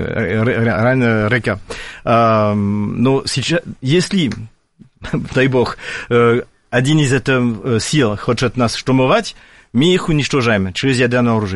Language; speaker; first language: Russian; non-native, fluent; French